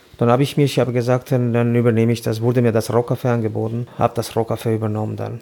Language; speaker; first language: German; non-native, fluent; Albanian